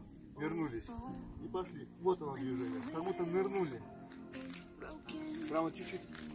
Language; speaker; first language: Russian; native; Russian